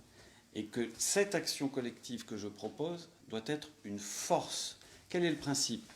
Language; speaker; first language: French; native; French